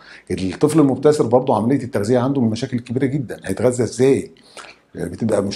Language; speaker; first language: Arabic; native; Arabic